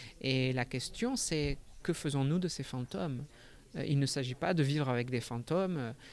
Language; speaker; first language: French; native; French